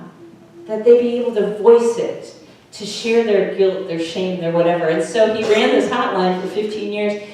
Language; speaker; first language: English; native; English